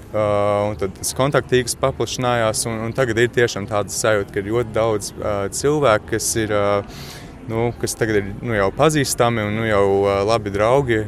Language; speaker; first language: Latvian; early bilingual, heritage; Latvian